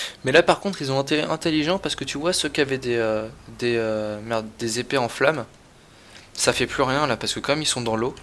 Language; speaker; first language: French; native; French